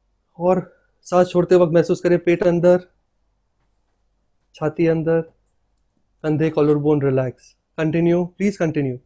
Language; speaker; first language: Hindi; native; Hindi